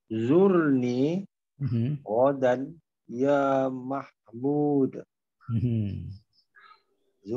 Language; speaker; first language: Arabic; non-native, learner; Malay